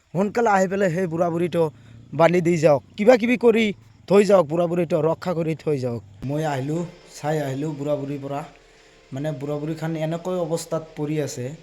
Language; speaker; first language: Assamese; non-native, local second language; Bangla